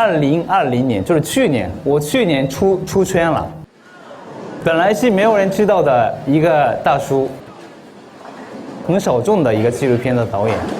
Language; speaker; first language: Chinese; non-native, fluent; Japanese